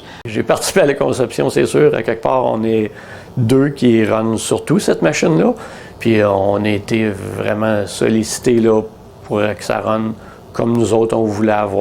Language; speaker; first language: French; native; French